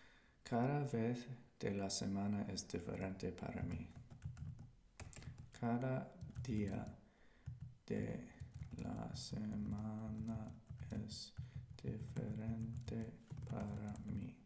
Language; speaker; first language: Spanish; non-native, learner; English